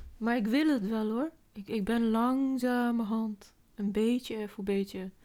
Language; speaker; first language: Dutch; early bilingual, other home language; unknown